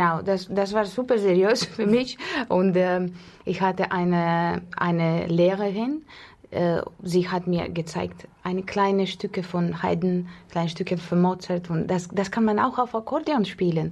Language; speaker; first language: German; non-native, learner; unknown